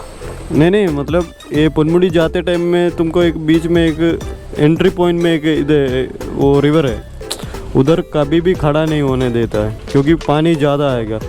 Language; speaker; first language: Hindi; non-native, local second language; Malayalam